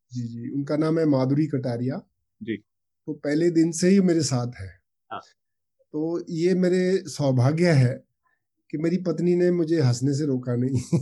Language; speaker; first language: Hindi; non-native, local second language; Punjabi